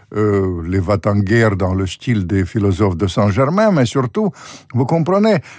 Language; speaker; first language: French; non-native, fluent; Ukrainian